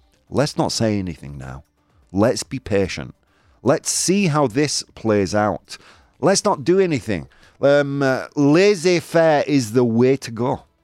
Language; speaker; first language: English; native; English